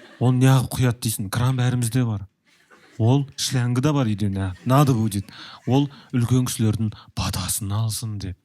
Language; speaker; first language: Kazakh; native; Kazakh